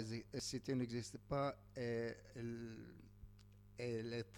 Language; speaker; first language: French; non-native, learner; Arabic